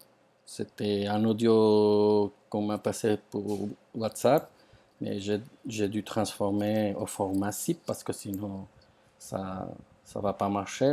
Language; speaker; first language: French; non-native, fluent; Spanish